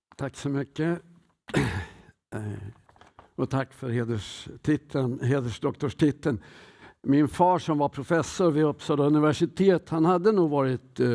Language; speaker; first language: Swedish; native; Swedish